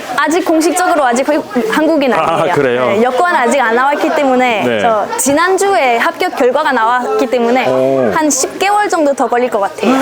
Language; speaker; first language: Korean; non-native, fluent; German